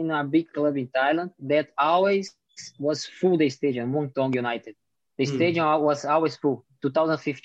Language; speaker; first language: English; non-native, fluent; Portuguese